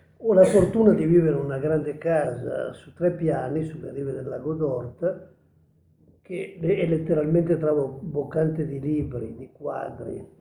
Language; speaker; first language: Italian; native; Italian